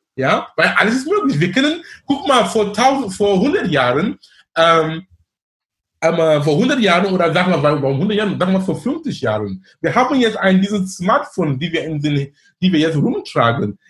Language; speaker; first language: German; non-native, fluent; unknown